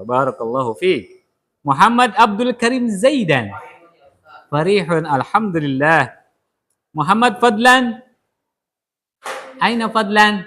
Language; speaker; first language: Arabic; non-native, fluent; Indonesian